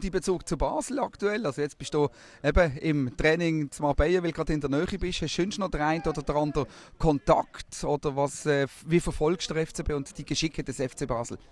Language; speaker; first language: German; native; German